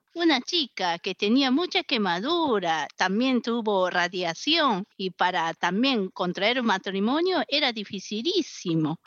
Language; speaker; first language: Spanish; non-native, fluent; Japanese